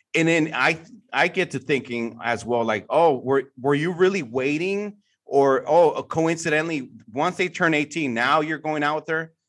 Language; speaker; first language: English; native; English